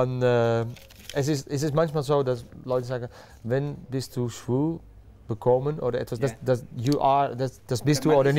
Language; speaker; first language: German; non-native, learner; Dutch